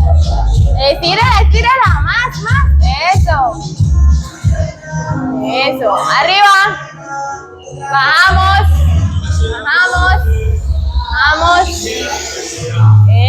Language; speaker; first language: Spanish; native; Spanish